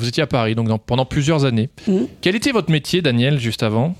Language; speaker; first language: French; native; French